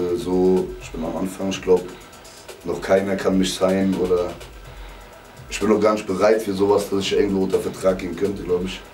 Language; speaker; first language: German; native; German